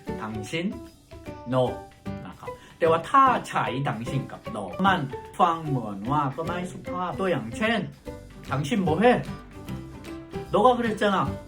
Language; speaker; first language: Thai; non-native, fluent; Korean